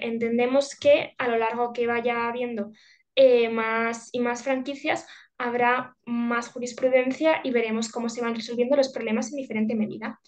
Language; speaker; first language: Spanish; native; Spanish